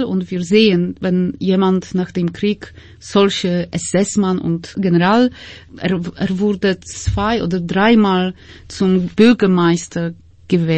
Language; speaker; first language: German; non-native, fluent; Polish